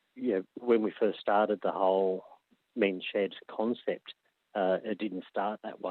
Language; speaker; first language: English; native; English